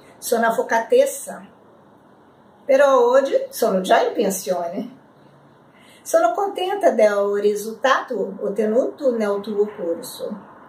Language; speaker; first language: Italian; non-native, fluent; Portuguese